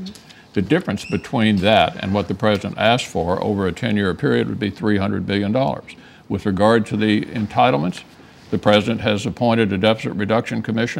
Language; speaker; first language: English; native; English